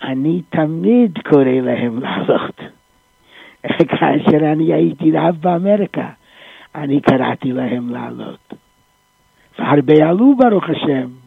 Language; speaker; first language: Hebrew; non-native, fluent; English